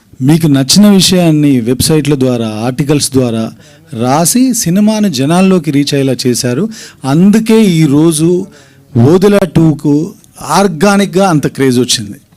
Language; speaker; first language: Telugu; native; Telugu